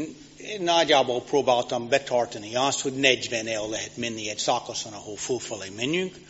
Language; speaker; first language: Hungarian; non-native, fluent; English